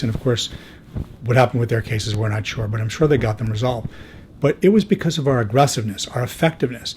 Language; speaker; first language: English; native; English